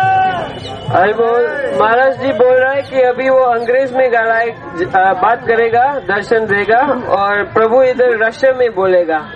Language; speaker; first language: Hindi; non-native, fluent; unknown